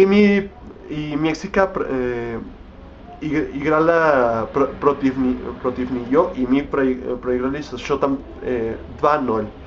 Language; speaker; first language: Russian; non-native, learner; Spanish